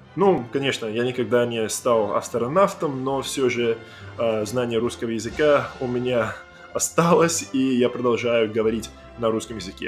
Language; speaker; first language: Russian; non-native, fluent; English